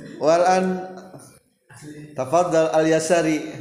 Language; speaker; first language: Arabic; non-native, learner; Indonesian